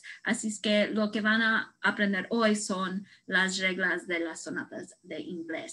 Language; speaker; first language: Spanish; non-native, learner; English